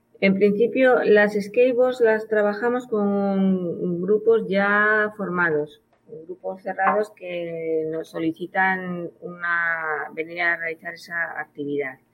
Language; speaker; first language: Spanish; native; Spanish